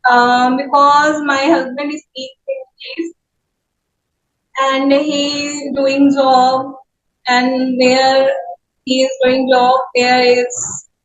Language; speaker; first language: English; non-native, learner; Hindi